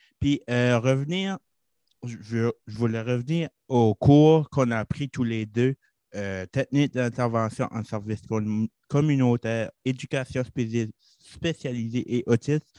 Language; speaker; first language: French; native; French